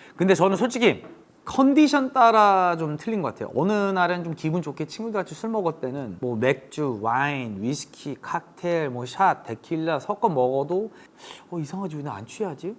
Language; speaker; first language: Korean; early bilingual, heritage; English